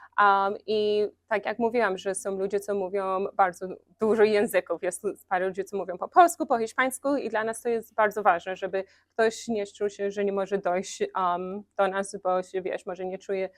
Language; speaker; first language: Polish; early bilingual, heritage; Polish